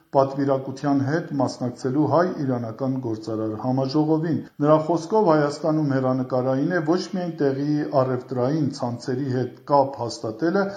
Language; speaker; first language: Armenian; native; Armenian